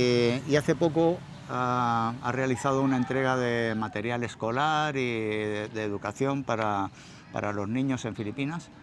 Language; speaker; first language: Spanish; native; Spanish